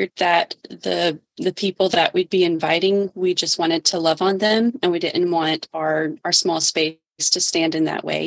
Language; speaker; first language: English; native; English